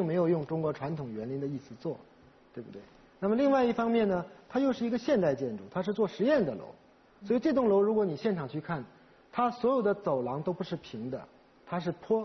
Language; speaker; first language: Chinese; native; Chinese